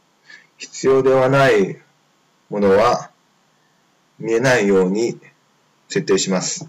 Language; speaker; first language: Japanese; non-native, fluent; Chinese